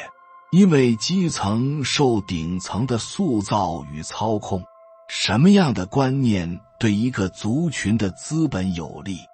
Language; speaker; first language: Chinese; native; Chinese